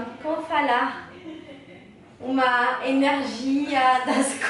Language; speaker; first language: Portuguese; non-native, learner; French